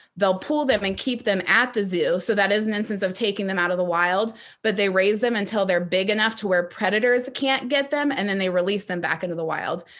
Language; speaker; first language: English; native; English